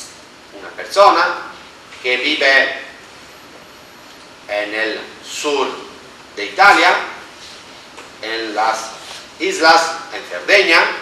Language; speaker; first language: Spanish; non-native, fluent; Italian